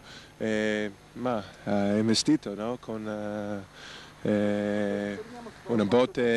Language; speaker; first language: Italian; non-native, learner; English